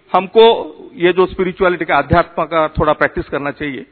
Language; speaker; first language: Hindi; non-native, fluent; Odia